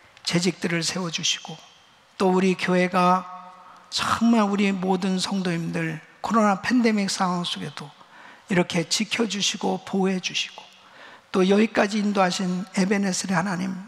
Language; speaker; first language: Korean; native; Korean